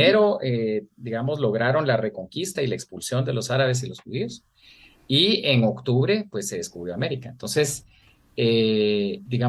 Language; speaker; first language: Spanish; native; Spanish